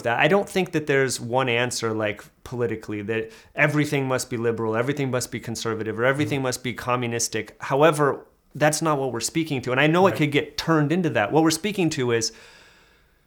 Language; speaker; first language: English; native; English